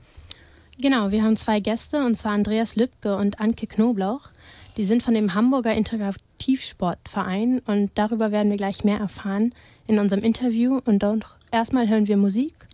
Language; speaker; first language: German; native; German